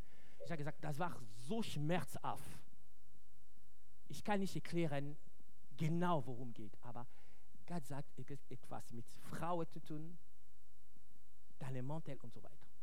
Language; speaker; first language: German; non-native, fluent; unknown